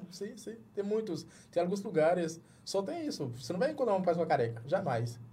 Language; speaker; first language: Portuguese; non-native, fluent; Jamaican Creole English